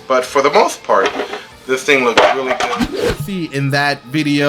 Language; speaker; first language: English; native; English